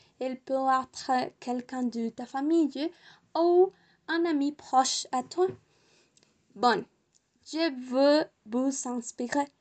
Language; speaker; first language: French; non-native, learner; Spanish